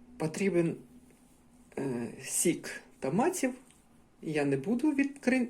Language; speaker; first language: Ukrainian; non-native, local second language; Russian